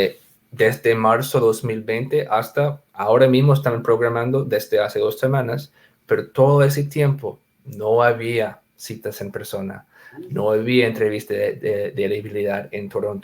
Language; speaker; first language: Spanish; non-native, fluent; English